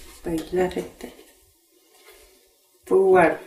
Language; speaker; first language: Spanish; non-native, local second language; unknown